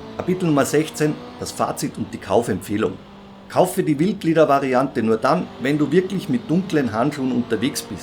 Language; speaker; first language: German; native; German